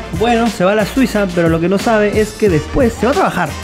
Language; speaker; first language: Spanish; native; Spanish